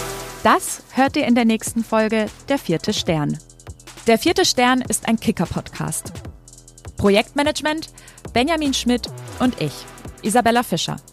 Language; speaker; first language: German; native; German